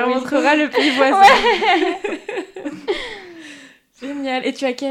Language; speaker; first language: French; native; French